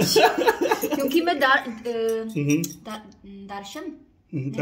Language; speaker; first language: Hindi; non-native, learner; Polish